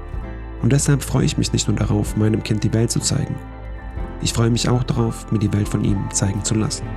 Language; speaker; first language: German; native; German